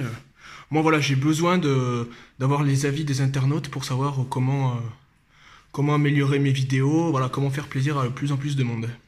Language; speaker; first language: French; native; French